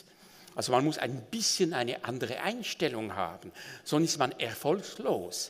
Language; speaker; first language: German; non-native, local second language; French